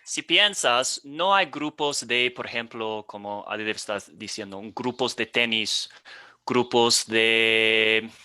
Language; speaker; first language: Spanish; non-native, fluent; English